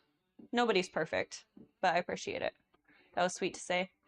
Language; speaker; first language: English; native; English